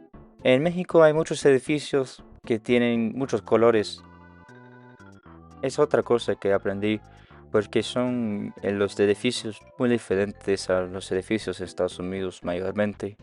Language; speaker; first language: Spanish; non-native, learner; English